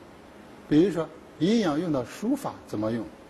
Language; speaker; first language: Chinese; native; Chinese